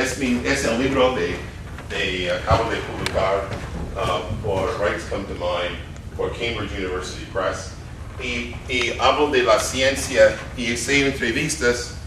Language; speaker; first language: Spanish; non-native, fluent; English